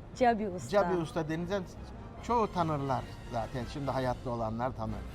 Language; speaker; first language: Turkish; native; Turkish